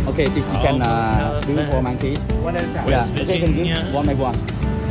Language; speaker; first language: English; non-native, learner; Khmer